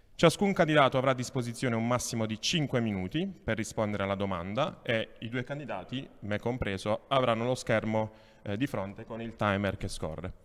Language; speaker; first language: Italian; native; Italian